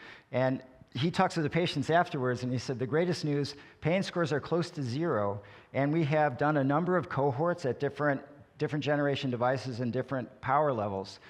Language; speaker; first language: English; native; English